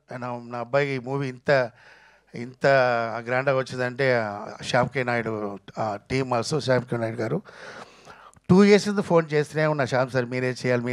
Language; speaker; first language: Telugu; non-native, fluent; Tamil